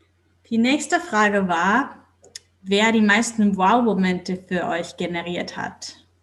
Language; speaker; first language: German; native; German